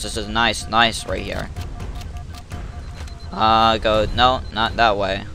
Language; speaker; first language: English; native; English